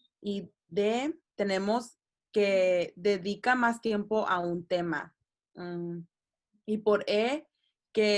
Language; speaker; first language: Spanish; early bilingual, heritage; Spanish